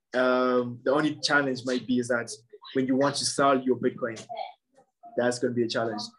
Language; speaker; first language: English; non-native, local second language; Shona